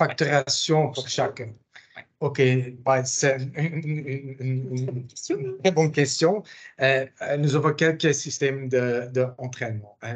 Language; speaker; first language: French; non-native, local second language; Dutch